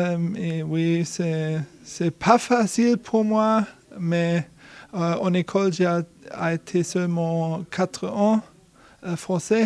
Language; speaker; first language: French; non-native, learner; German